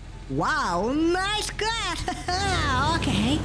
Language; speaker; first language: English; non-native, learner; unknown